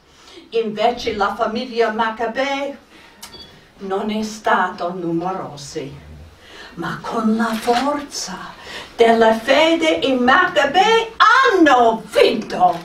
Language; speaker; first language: Italian; non-native, fluent; English